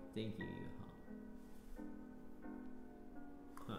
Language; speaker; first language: English; non-native, learner; Korean